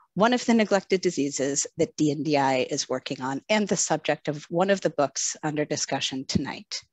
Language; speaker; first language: English; native; English